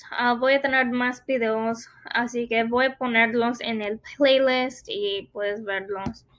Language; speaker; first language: Spanish; non-native, fluent; English